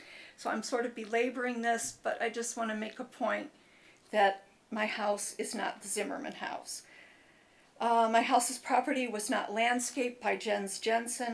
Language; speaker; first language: English; native; English